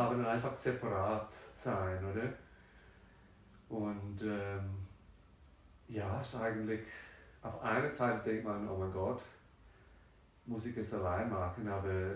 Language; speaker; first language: German; non-native, fluent; French